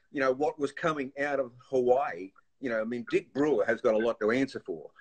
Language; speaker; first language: English; native; English